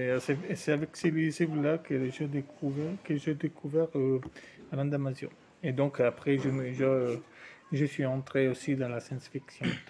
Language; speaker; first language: French; non-native, fluent; Italian